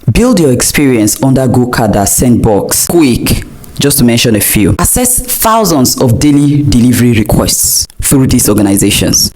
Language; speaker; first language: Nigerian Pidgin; non-native, local second language; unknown